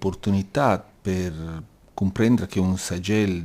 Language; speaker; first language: Catalan; non-native, local second language; Italian